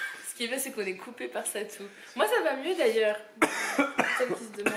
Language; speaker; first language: French; native; French